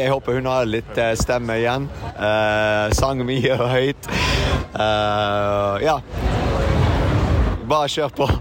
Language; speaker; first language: Norwegian; non-native, fluent; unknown